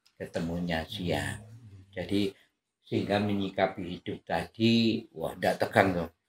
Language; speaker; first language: Indonesian; native; Indonesian